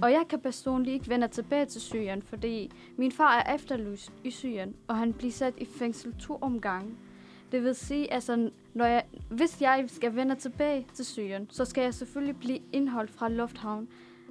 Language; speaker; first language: Danish; non-native, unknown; Arabic